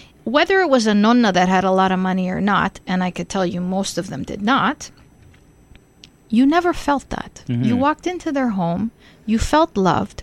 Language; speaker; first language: English; early bilingual, other home language; Italian